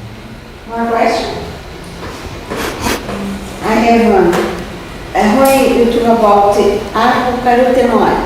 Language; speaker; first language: English; non-native, fluent; Portuguese